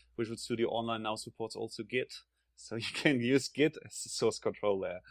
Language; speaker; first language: English; non-native, fluent; German